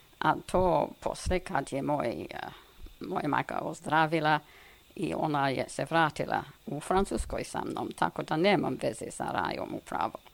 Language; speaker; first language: Serbian; non-native, fluent; English